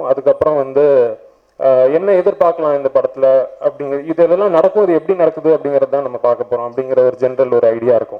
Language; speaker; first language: Tamil; native; Tamil